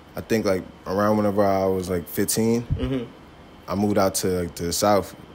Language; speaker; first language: English; native; English